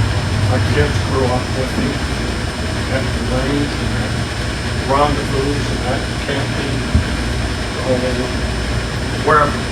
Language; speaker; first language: English; native; English